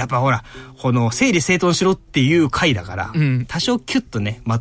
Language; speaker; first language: Japanese; native; Japanese